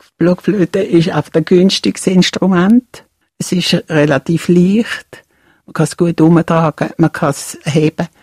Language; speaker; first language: German; native; German